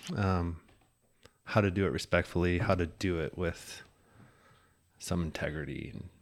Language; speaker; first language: English; native; English